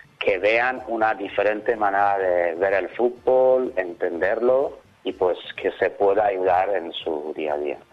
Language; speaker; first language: Spanish; non-native, fluent; Swedish